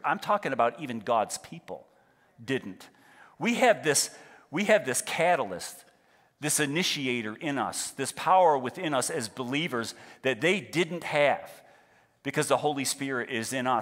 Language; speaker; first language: English; native; English